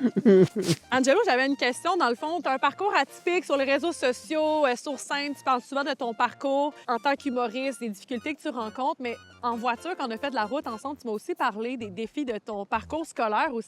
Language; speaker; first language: French; native; French